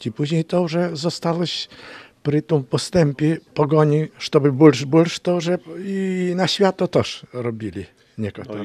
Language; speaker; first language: Polish; non-native, local second language; Ukrainian